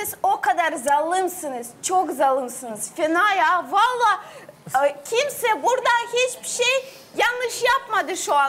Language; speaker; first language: Turkish; non-native, learner; Russian